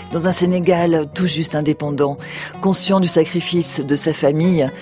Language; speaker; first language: French; native; French